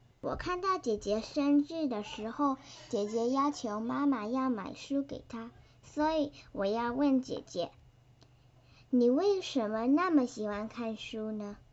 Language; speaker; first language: Chinese; early bilingual, heritage; Chinese